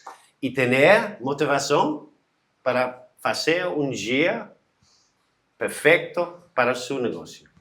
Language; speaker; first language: Portuguese; non-native, learner; English